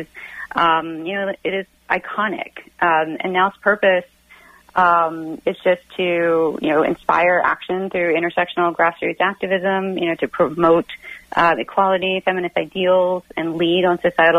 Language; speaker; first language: English; native; English